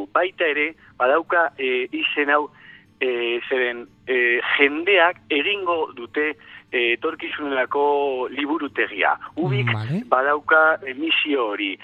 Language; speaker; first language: Basque; non-native, learner; Spanish